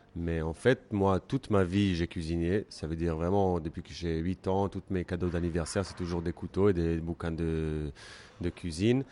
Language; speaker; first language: French; non-native, fluent; Hebrew